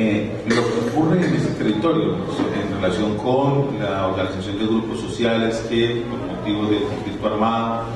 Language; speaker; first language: Spanish; native; Spanish